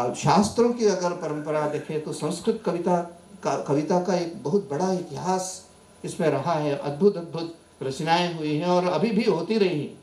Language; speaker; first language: Hindi; non-native, local second language; Marathi